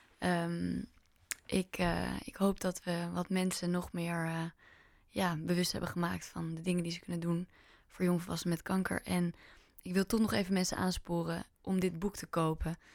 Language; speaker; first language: Dutch; native; Dutch